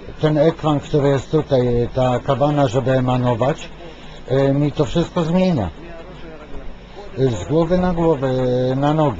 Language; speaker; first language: Polish; non-native, fluent; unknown